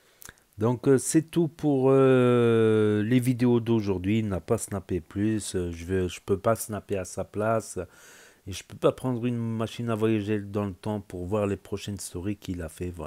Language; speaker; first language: French; native; French